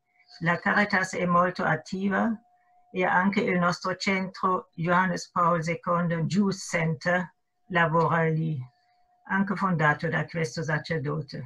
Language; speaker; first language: Italian; non-native, fluent; German